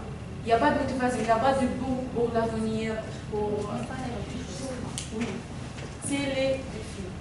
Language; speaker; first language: French; non-native, fluent; Arabic